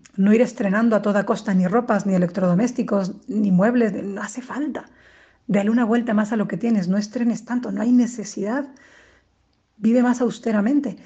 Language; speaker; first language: Spanish; native; Spanish